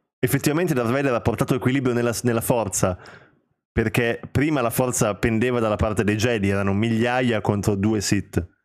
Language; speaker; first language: Italian; early bilingual, other home language; Albanian